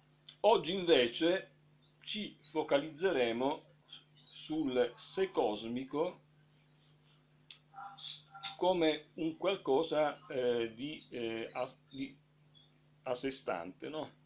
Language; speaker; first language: Italian; native; Italian